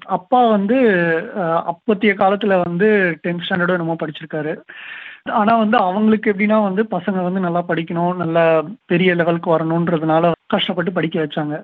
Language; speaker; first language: Tamil; native; Tamil